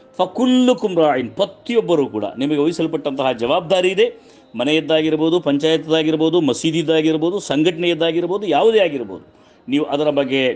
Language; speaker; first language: Kannada; non-native, local second language; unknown